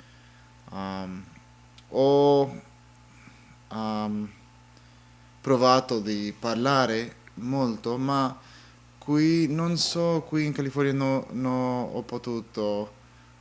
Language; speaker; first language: Italian; non-native, learner; English